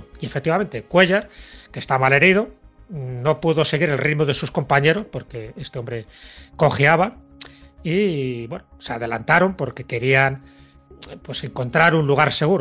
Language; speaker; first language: Spanish; native; Spanish